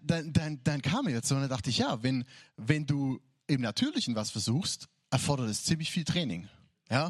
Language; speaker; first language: German; native; German